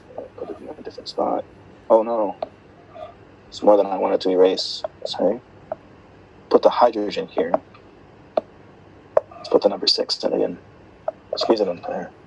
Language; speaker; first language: English; native; English